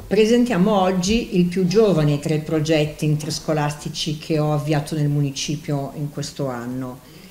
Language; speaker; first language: Italian; native; Italian